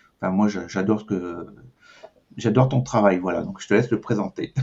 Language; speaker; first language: French; native; French